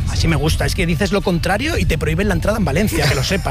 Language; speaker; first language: Spanish; native; Spanish